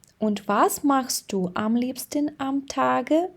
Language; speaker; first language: German; non-native, fluent; Ukrainian